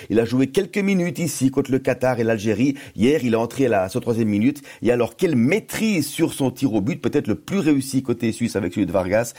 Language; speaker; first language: French; native; French